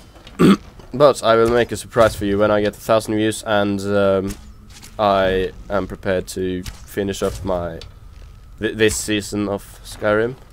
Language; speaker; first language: English; non-native, fluent; Norwegian